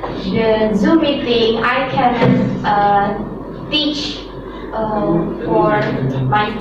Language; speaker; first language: English; non-native, learner; Indonesian